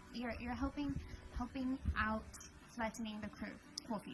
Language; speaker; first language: English; native; English